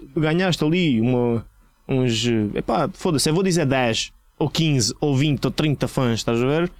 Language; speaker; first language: Portuguese; native; Portuguese